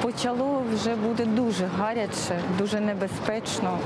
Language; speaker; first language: Ukrainian; native; Ukrainian